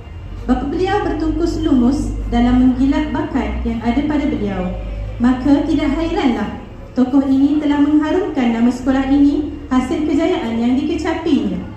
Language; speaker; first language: Malay; native; Malay